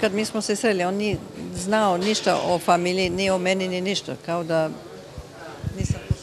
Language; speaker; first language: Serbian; early bilingual, heritage; Serbian